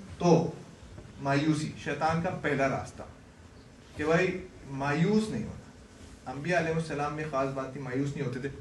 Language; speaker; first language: Urdu; native; Urdu